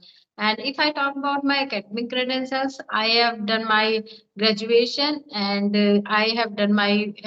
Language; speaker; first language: English; non-native, learner; Hindi